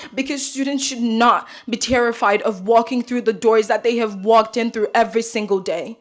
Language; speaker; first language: English; early bilingual, other home language; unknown